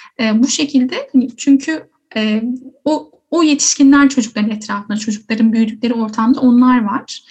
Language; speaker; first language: Turkish; native; Turkish